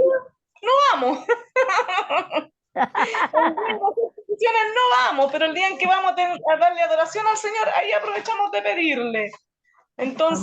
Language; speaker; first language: Spanish; native; Spanish